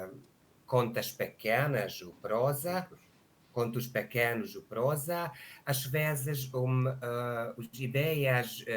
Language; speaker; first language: Portuguese; non-native, learner; Hungarian